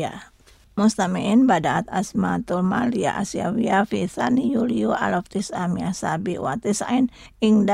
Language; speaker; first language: Arabic; non-native, fluent; Indonesian